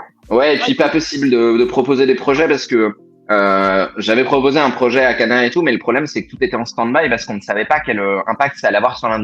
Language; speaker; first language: French; native; French